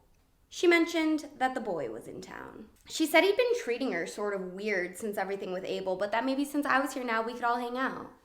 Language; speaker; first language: English; native; English